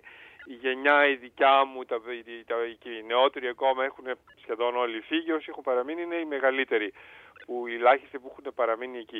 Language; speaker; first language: Greek; early bilingual, heritage; Greek